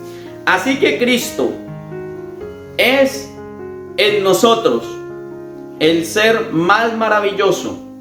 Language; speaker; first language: Spanish; native; Spanish